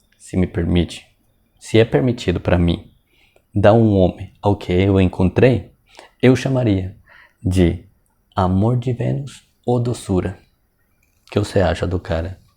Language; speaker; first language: Portuguese; non-native, fluent; Spanish